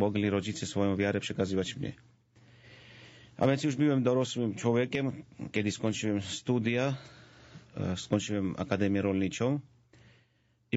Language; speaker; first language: Polish; non-native, fluent; Georgian